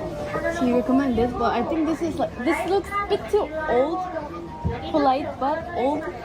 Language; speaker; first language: English; non-native, learner; Korean